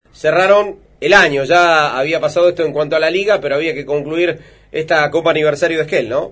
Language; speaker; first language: Spanish; native; Spanish